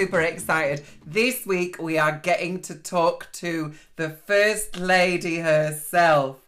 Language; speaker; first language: English; native; English